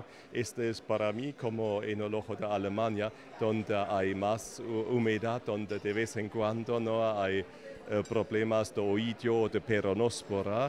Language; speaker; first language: Spanish; non-native, fluent; German